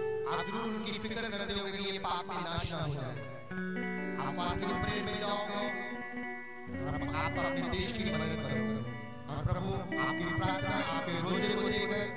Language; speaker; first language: Hindi; non-native, local second language; Punjabi